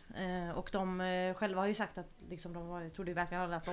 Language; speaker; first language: Swedish; native; Swedish